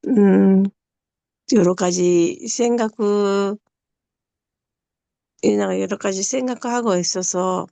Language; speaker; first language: Korean; non-native, learner; Japanese